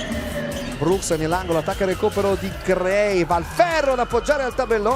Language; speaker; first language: Italian; native; Italian